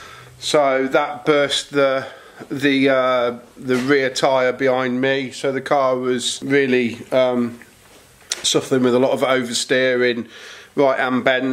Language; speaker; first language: English; native; English